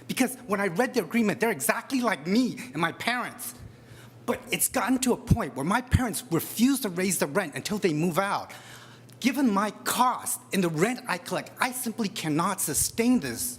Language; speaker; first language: English; native; English